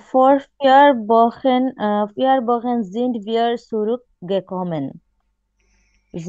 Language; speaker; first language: German; non-native, learner; Bangla